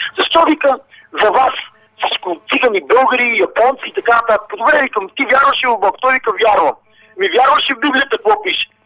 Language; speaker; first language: Bulgarian; non-native, local second language; Romany